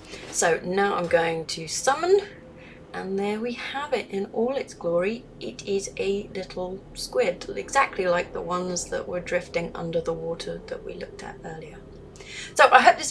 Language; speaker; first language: English; native; English